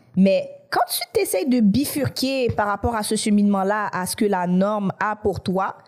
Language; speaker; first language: French; native; French